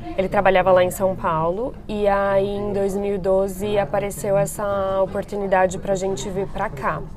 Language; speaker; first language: Portuguese; native; Portuguese